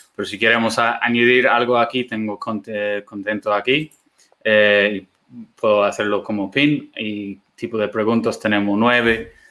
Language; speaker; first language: Spanish; non-native, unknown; English